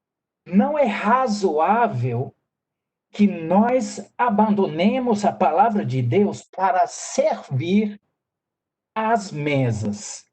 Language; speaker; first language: Portuguese; non-native, fluent; English